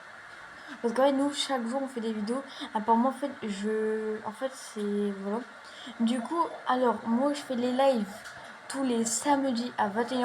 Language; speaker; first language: French; native; French